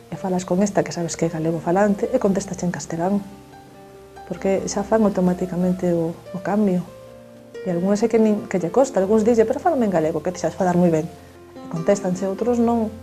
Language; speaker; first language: Galician; non-native, local second language; Spanish